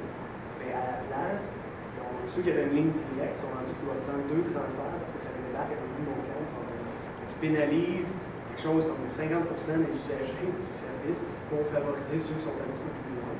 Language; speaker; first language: French; native; French